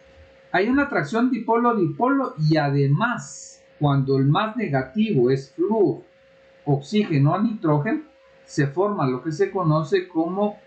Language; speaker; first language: Spanish; native; Spanish